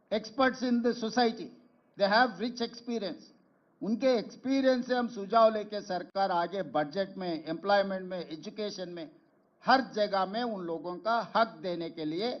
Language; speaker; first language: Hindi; non-native, local second language; Telugu